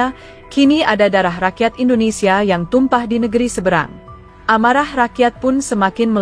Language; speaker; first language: Indonesian; native; Indonesian